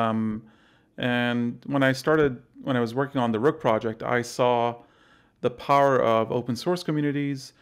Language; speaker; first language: English; non-native, fluent; Arabic